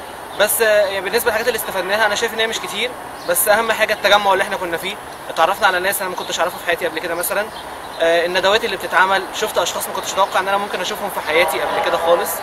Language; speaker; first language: Arabic; native; Arabic